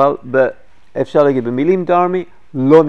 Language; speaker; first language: Hebrew; non-native, fluent; English